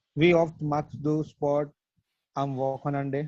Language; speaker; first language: German; non-native, learner; Gujarati